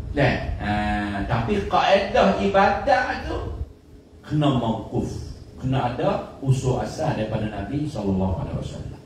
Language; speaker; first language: Malay; native; Malay